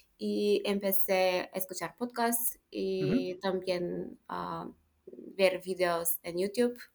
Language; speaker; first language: Spanish; non-native, learner; Macedonian